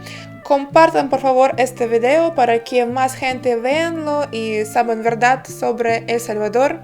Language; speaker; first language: Spanish; non-native, fluent; Ukrainian